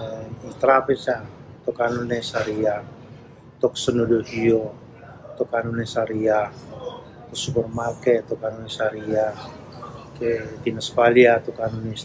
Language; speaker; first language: Greek; non-native, learner; Indonesian